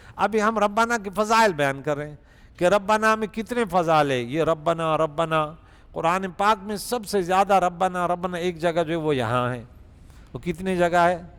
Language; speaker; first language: Urdu; non-native, local second language; Pashto